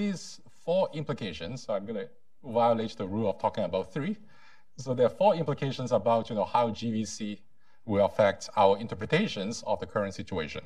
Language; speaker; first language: English; non-native, local second language; Cantonese